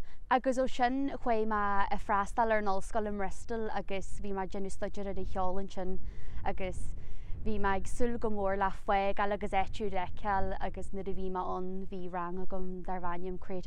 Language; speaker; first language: Irish; native; Irish